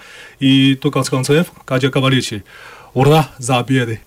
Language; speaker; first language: Russian; non-native, learner; Chinese